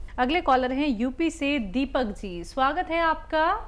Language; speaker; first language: Hindi; native; Hindi